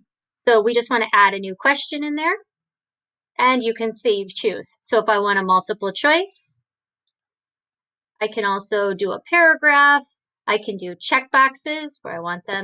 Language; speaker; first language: English; native; English